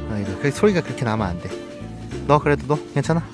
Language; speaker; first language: Korean; native; Korean